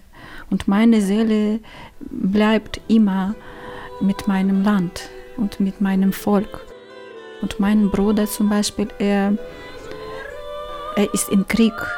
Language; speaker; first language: German; non-native, learner; Ukrainian